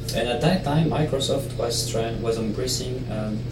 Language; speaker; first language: English; non-native, fluent; Italian